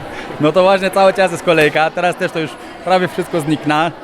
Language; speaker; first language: Polish; non-native, fluent; Romanian